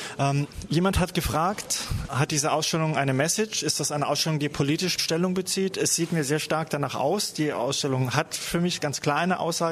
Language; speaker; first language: German; native; German